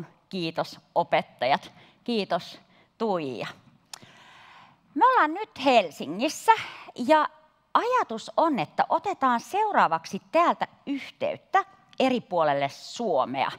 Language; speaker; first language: Finnish; native; Finnish